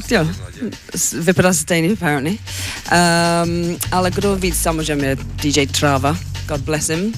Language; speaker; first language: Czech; non-native, learner; English